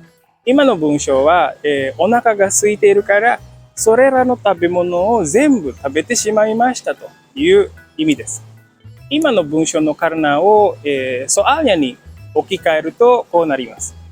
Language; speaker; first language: Japanese; non-native, fluent; Indonesian